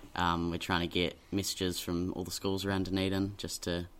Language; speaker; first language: English; native; English